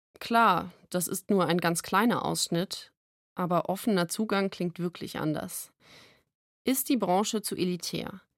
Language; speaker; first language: German; native; German